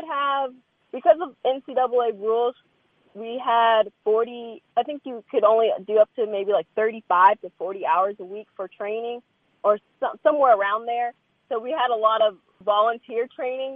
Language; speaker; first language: English; native; English